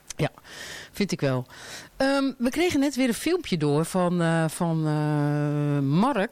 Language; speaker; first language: Dutch; native; Dutch